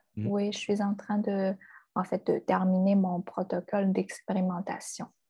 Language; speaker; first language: French; non-native, fluent; Chinese